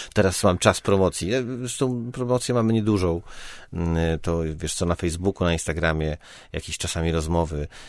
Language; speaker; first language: Polish; native; Polish